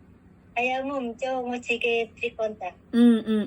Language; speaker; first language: Cantonese; non-native, learner; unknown